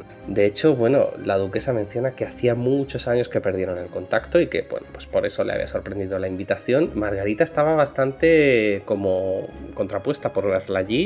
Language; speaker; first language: Spanish; native; Spanish